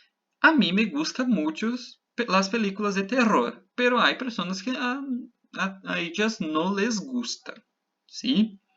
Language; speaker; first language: Spanish; non-native, fluent; Portuguese